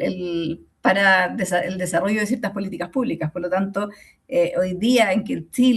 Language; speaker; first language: Spanish; native; Spanish